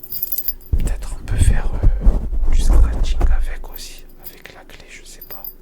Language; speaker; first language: French; native; French